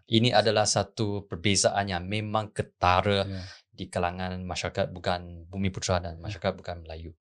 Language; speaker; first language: Malay; non-native, local second language; Chinese